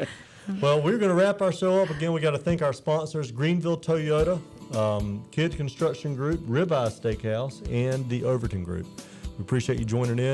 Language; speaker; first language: English; native; English